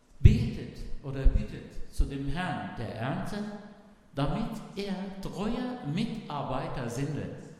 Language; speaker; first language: German; non-native, fluent; Arabic